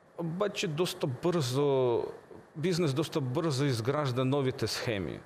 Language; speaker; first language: Bulgarian; early bilingual, heritage; Bulgarian